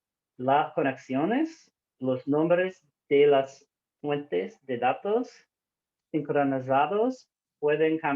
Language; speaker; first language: Spanish; non-native, learner; English